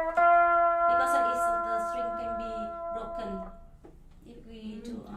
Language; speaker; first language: English; non-native, learner; Vietnamese